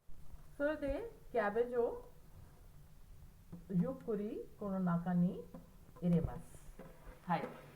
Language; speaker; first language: Japanese; non-native, fluent; Hindi